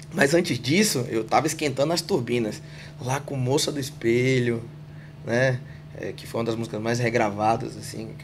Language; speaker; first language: Portuguese; native; Portuguese